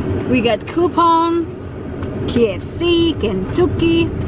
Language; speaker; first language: English; non-native, fluent; Indonesian